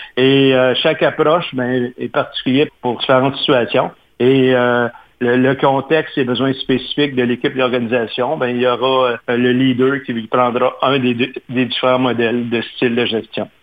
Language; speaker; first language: French; native; French